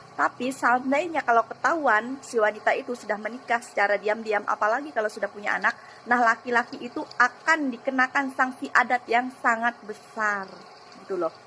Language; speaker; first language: Indonesian; non-native, local second language; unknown